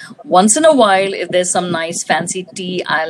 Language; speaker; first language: English; non-native, local second language; Hindi